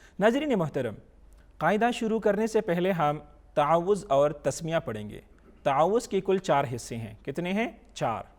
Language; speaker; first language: Urdu; non-native, local second language; Pashto